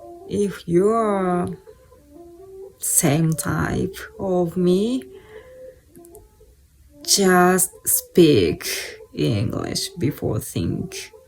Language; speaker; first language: English; non-native, fluent; Japanese